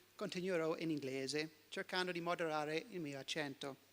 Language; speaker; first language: Italian; non-native, fluent; English